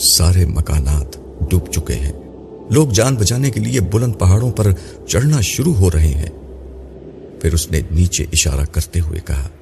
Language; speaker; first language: Urdu; native; Urdu